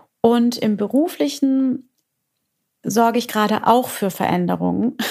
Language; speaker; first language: German; early bilingual, other home language; Portuguese